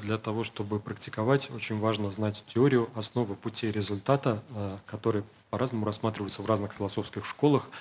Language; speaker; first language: Russian; native; Russian